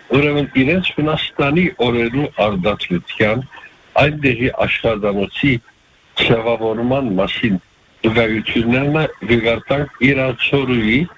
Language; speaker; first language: Armenian; early bilingual, heritage; Armenian